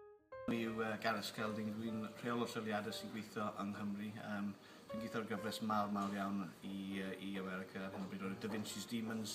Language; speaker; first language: Welsh; native; Welsh